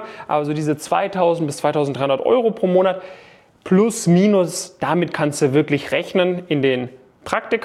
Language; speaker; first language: German; native; German